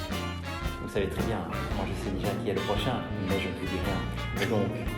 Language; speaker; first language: French; native; French